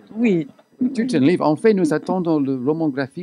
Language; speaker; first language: French; non-native, fluent; English